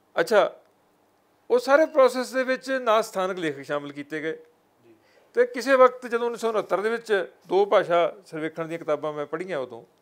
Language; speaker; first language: Punjabi; native; Punjabi